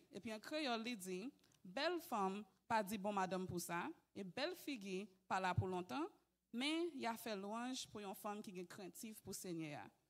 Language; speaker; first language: French; early bilingual, heritage; French